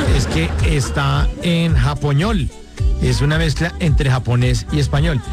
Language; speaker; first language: Spanish; native; Spanish